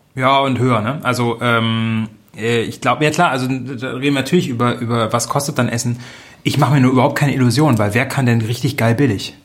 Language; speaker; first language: German; native; German